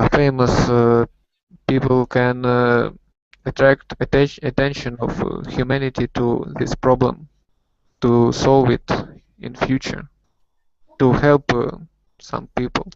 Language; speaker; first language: English; non-native, learner; Russian